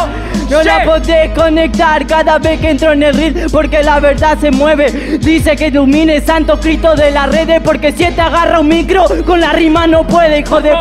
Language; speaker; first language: Spanish; native; Spanish